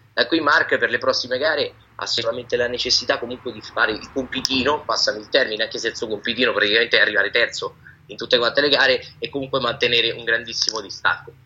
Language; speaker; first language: Italian; native; Italian